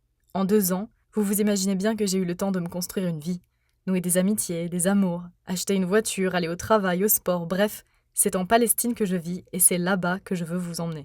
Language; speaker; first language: French; native; French